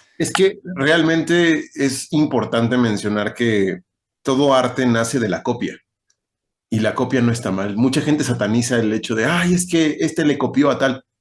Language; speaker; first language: Spanish; native; Spanish